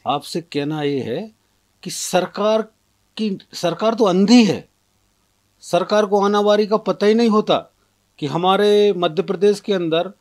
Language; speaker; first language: Hindi; native; Hindi